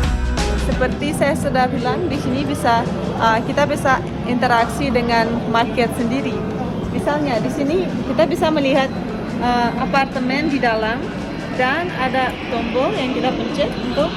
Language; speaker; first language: Indonesian; non-native, fluent; Russian